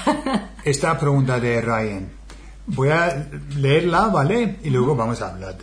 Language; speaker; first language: Spanish; non-native, fluent; English